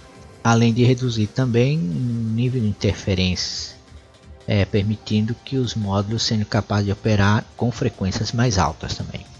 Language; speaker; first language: Portuguese; native; Portuguese